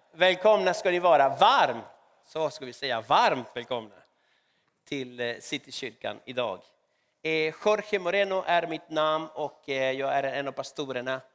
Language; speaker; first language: Swedish; non-native, fluent; Spanish